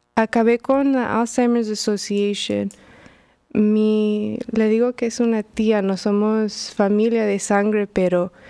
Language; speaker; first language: Spanish; early bilingual, heritage; Spanish